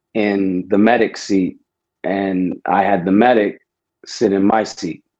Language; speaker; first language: English; native; English